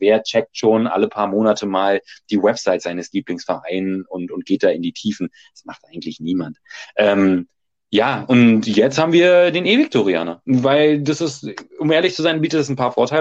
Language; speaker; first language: German; native; German